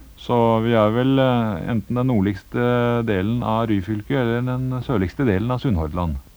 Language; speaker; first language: Norwegian; native; Norwegian